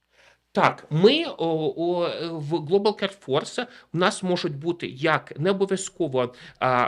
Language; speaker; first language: Ukrainian; native; Ukrainian